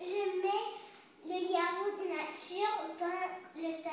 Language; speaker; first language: French; early bilingual, other home language; English